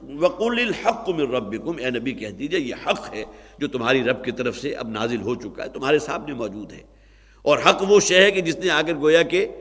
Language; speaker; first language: Urdu; native; Urdu